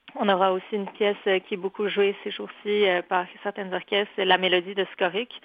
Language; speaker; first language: French; early bilingual, other home language; Polish